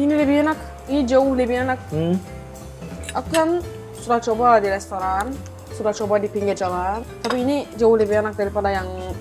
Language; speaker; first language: Indonesian; non-native, fluent; Turkish